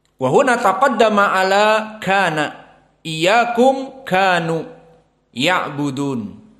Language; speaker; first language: Arabic; non-native, fluent; Indonesian